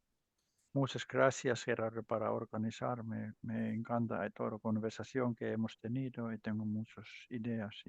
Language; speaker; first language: Spanish; non-native, learner; Finnish